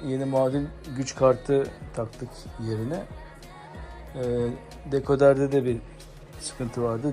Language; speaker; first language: Turkish; native; Turkish